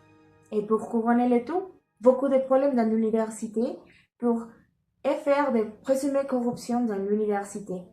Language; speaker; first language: French; non-native, learner; Spanish